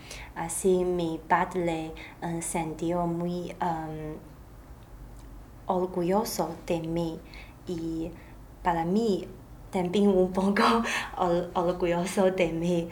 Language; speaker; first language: Spanish; non-native, learner; Chinese